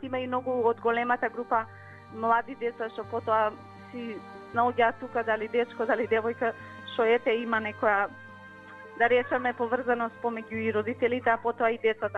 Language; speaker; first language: Macedonian; native; Macedonian